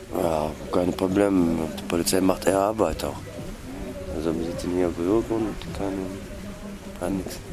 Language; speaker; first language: German; non-native, learner; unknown